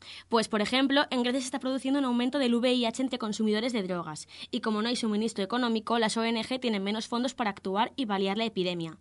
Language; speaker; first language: Spanish; native; Spanish